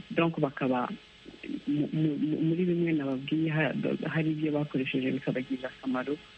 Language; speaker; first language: Kinyarwanda; native; Kinyarwanda